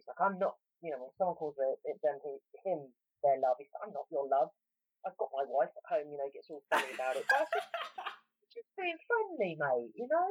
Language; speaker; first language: English; native; English